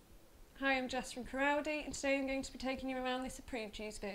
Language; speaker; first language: English; native; English